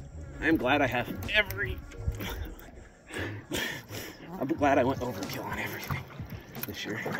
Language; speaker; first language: English; native; English